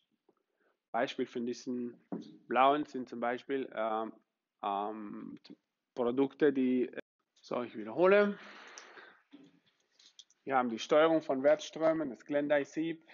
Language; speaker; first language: German; non-native, fluent; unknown